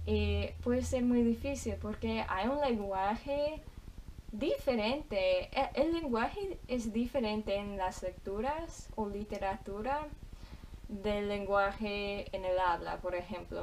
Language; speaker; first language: Spanish; non-native, fluent; English